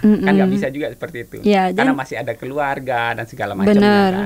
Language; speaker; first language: Indonesian; native; Indonesian